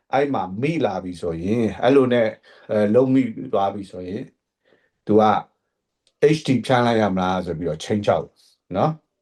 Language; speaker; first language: Burmese; native; Burmese